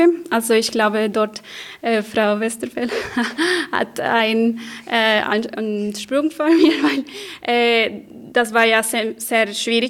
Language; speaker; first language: German; non-native, fluent; Spanish